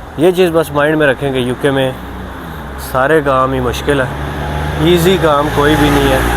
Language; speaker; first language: Urdu; non-native, local second language; Punjabi